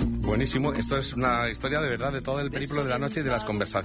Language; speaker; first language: Spanish; native; Spanish